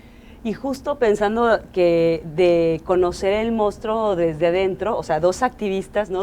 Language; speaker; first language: Spanish; native; Spanish